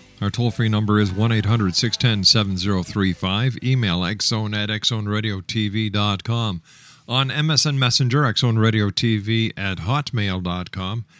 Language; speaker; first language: English; native; English